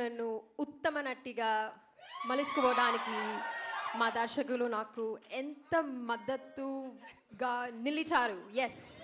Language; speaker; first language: Telugu; non-native, learner; Malayalam